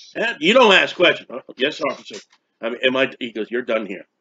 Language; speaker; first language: English; native; English